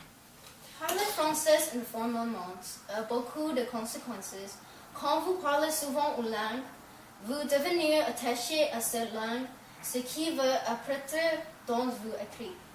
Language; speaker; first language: French; non-native, learner; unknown